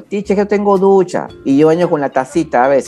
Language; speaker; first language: Spanish; native; Spanish